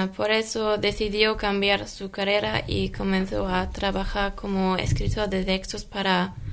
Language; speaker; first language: Spanish; non-native, learner; German